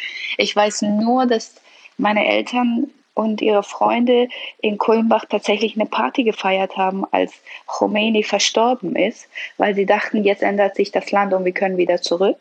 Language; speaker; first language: German; early bilingual, other home language; Persian